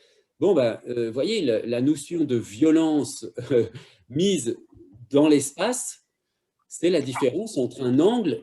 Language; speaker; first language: French; native; French